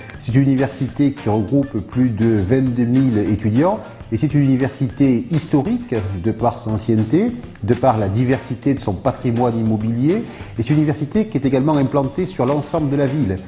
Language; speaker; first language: French; native; French